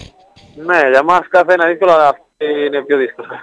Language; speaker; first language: Greek; non-native, learner; Spanish